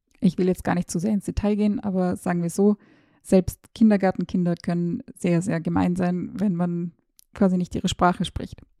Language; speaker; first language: German; early bilingual, other home language; Serbian